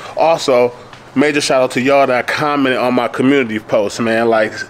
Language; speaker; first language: English; native; English